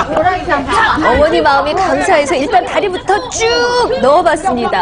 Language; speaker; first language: Korean; native; Korean